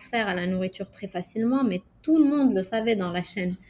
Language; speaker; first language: French; non-native, local second language; Arabic